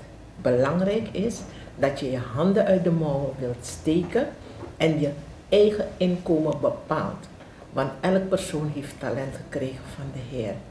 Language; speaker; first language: Dutch; non-native, local second language; Javanese